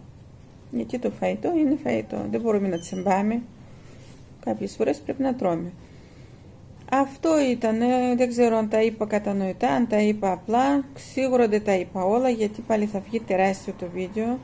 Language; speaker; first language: Greek; non-native, fluent; Russian